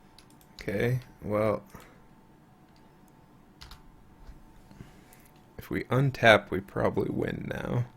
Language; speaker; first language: English; native; English